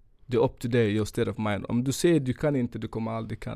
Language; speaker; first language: Swedish; non-native, fluent; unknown